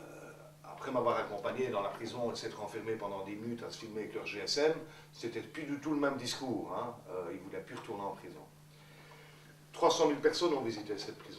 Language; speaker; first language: French; native; French